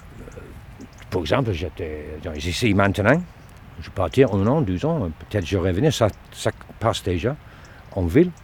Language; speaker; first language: French; non-native, learner; English